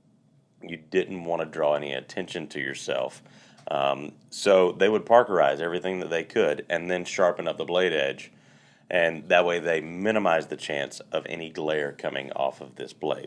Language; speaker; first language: English; native; English